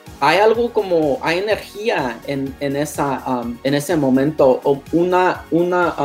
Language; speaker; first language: Spanish; non-native, learner; English